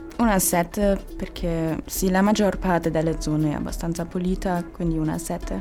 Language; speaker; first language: Italian; non-native, fluent; German